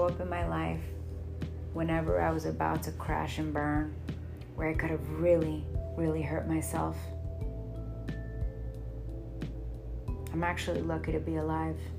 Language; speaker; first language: English; native; English